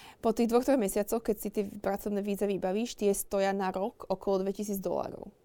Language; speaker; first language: Slovak; native; Slovak